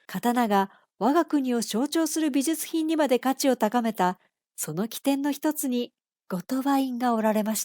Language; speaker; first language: Japanese; native; Japanese